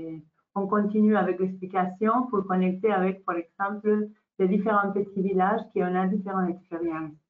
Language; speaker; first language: French; non-native, learner; Spanish